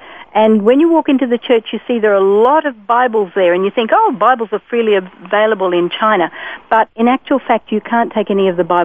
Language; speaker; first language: English; native; English